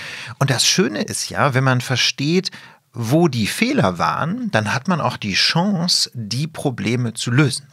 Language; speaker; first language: German; native; German